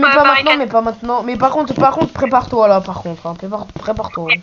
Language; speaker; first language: French; native; French